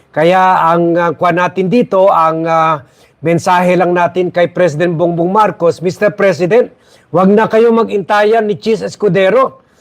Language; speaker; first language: Filipino; native; Filipino